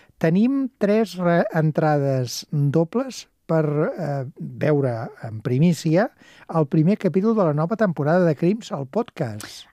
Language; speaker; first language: Catalan; native; Catalan